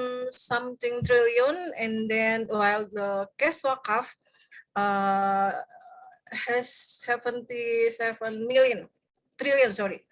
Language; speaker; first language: English; non-native, fluent; Indonesian